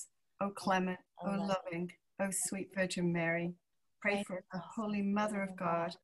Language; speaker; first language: English; native; English